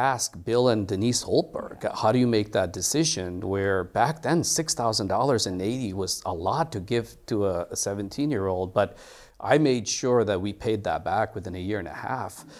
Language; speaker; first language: English; early bilingual, other home language; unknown